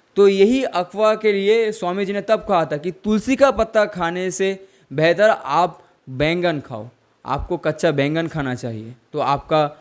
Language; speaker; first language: Hindi; non-native, local second language; Bangla